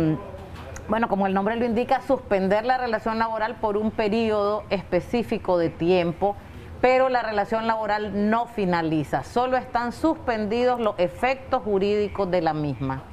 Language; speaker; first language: Spanish; native; Spanish